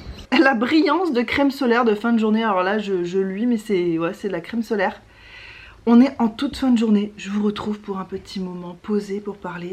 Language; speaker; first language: French; native; French